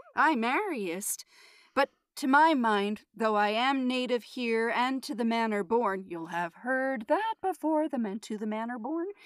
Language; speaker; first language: English; native; English